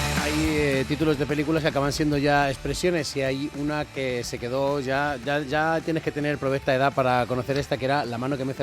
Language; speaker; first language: Spanish; native; Spanish